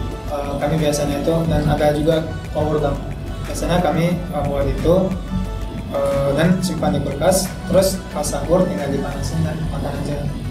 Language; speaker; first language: Malay; non-native, fluent; Turkmen